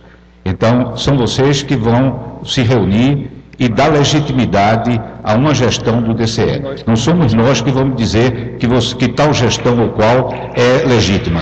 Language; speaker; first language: Portuguese; native; Portuguese